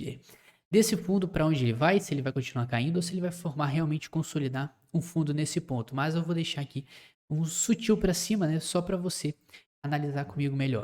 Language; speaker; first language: Portuguese; native; Portuguese